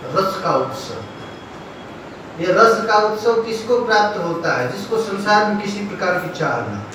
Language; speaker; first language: Hindi; non-native, local second language; Bangla